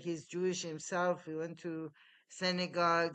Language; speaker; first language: English; non-native, fluent; Persian